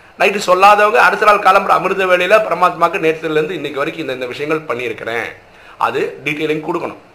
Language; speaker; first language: Tamil; native; Tamil